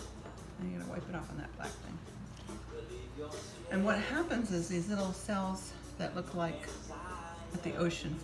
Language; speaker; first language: English; native; English